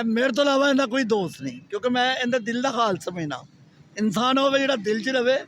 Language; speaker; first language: Urdu; non-native, local second language; Punjabi